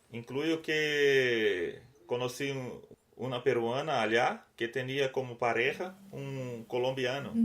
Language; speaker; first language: Spanish; non-native, learner; Portuguese